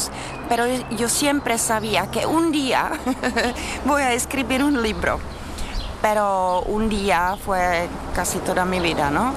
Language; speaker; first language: Spanish; non-native, fluent; Czech